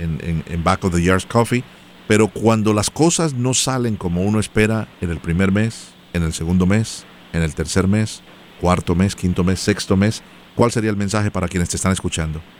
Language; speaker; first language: Spanish; native; Spanish